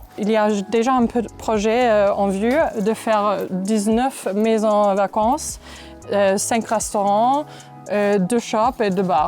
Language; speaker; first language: French; non-native, fluent; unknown